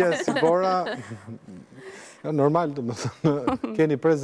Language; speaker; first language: Albanian; native; Albanian